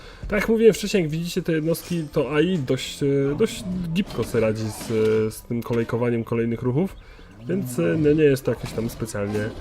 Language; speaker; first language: Polish; native; Polish